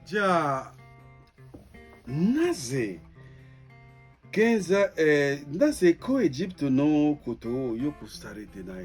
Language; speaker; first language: Japanese; non-native, fluent; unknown